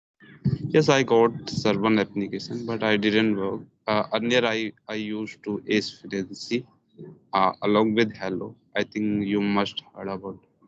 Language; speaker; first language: English; non-native, learner; Hindi